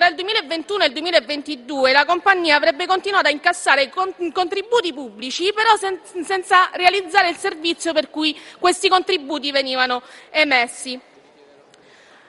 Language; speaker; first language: Italian; native; Italian